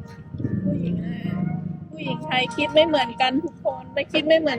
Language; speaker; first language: Thai; native; Thai